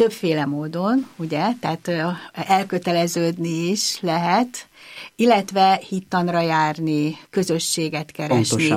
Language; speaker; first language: Hungarian; native; Hungarian